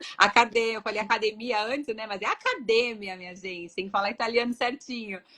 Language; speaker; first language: Portuguese; native; Portuguese